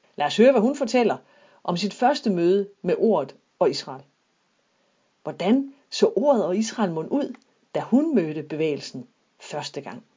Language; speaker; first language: Danish; native; Danish